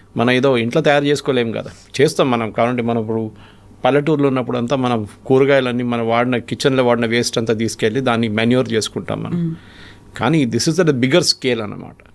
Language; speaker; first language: Telugu; non-native, local second language; Malayalam